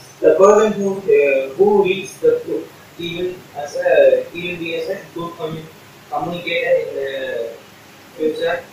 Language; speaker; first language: English; non-native, learner; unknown